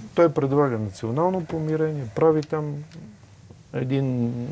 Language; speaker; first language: Bulgarian; native; Bulgarian